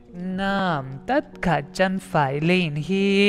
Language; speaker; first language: Vietnamese; non-native, learner; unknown